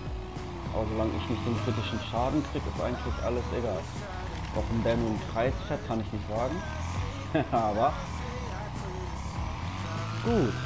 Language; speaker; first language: German; native; German